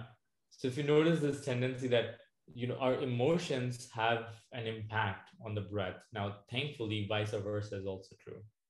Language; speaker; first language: English; non-native, local second language; Hindi